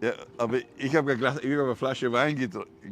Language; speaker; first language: German; non-native, learner; English